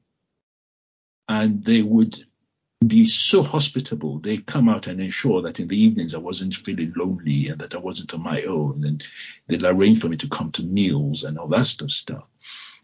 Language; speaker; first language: English; non-native, local second language; Yoruba